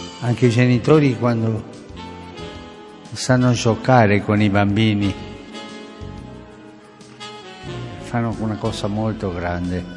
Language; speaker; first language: Italian; early bilingual, heritage; Spanish